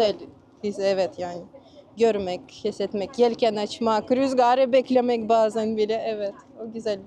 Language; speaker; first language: Turkish; non-native, fluent; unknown